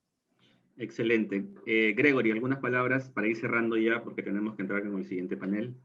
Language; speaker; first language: Spanish; native; Spanish